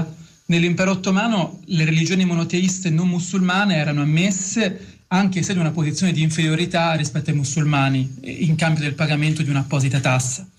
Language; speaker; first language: Italian; native; Italian